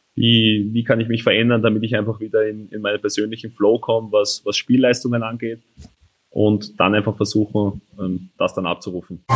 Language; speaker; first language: German; native; German